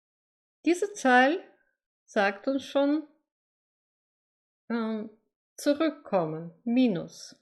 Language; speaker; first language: German; non-native, fluent; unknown